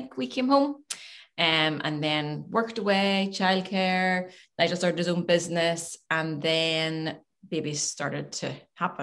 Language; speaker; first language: English; native; English